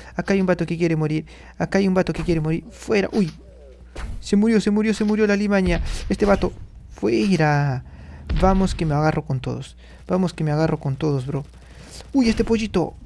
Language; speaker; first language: Spanish; native; Spanish